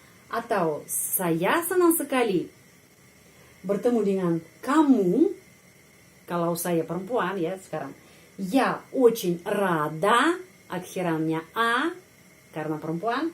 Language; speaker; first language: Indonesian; non-native, fluent; Russian